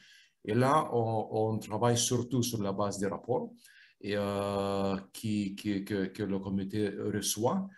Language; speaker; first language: French; non-native, fluent; Lithuanian